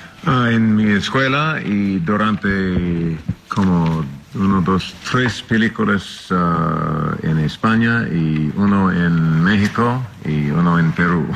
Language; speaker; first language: Spanish; non-native, learner; English